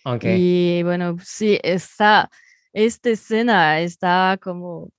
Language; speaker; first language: Spanish; non-native, fluent; French